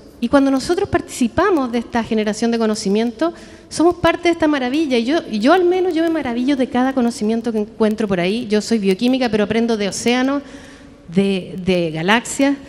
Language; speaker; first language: Spanish; native; Spanish